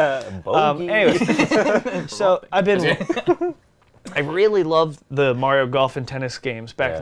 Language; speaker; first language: English; native; English